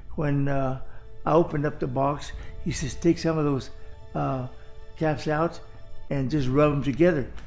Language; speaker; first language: English; native; English